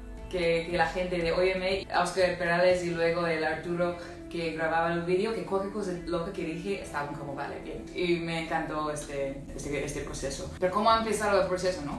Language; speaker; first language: Spanish; non-native, fluent; English